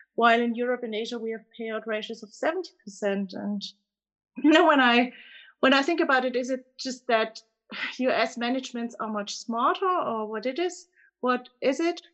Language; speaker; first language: English; non-native, fluent; German